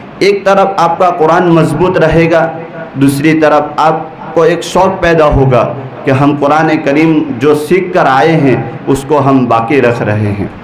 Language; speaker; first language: Urdu; non-native, local second language; Gujarati